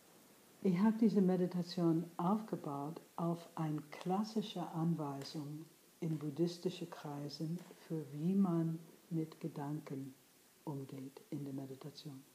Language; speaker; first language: German; non-native, fluent; English